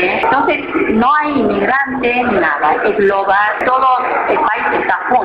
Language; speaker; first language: Spanish; non-native, learner; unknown